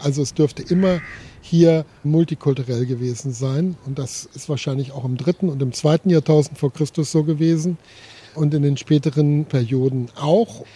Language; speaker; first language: German; native; German